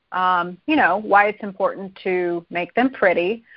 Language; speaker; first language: English; native; English